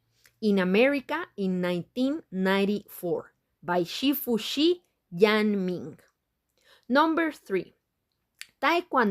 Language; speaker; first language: English; non-native, fluent; Spanish